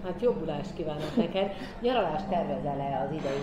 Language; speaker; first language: Hungarian; native; Hungarian